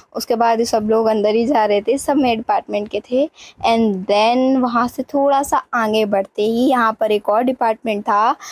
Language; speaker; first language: Hindi; native; Hindi